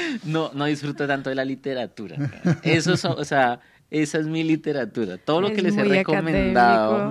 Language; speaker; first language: Spanish; native; Spanish